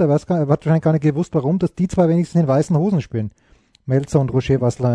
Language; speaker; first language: German; native; German